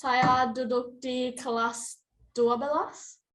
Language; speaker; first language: Indonesian; non-native, learner; English